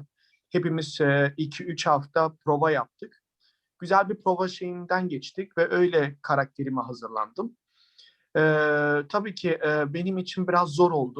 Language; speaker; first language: Turkish; early bilingual, heritage; Turkish